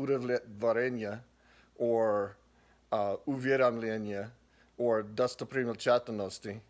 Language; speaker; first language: Russian; non-native, learner; English